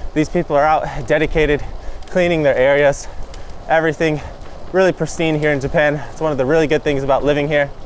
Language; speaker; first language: English; native; English